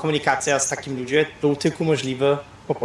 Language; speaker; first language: Polish; non-native, fluent; German